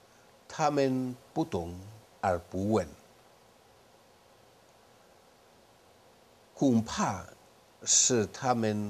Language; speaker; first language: Chinese; non-native, fluent; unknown